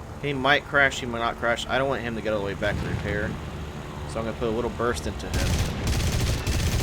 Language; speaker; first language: English; native; English